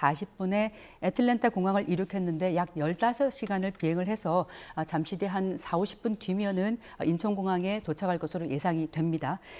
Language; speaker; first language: Korean; native; Korean